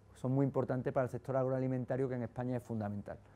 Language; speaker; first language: Spanish; native; Spanish